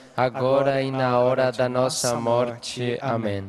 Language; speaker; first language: Portuguese; non-native, learner; Spanish